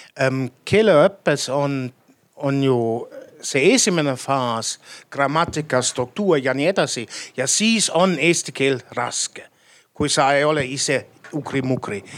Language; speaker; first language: Estonian; non-native, fluent; German